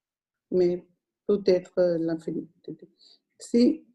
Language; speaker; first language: French; non-native, fluent; Spanish